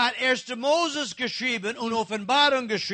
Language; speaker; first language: German; non-native, learner; English